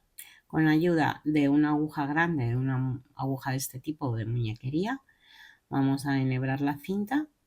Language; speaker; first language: Spanish; native; Spanish